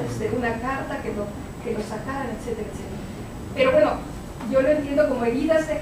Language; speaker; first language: Spanish; native; Spanish